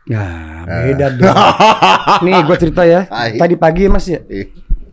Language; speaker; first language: Indonesian; native; Indonesian